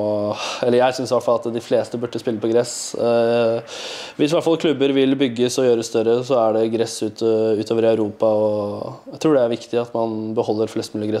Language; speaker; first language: Norwegian; native; Norwegian